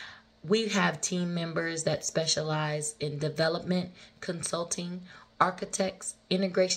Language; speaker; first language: English; native; English